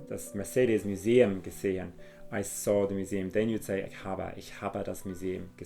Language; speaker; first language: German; non-native, fluent; English